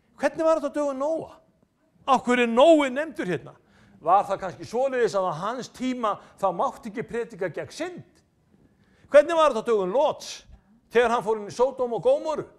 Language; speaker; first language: Icelandic; native; Icelandic